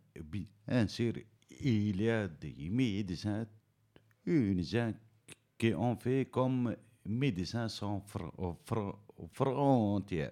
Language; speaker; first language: French; non-native, learner; Berber languages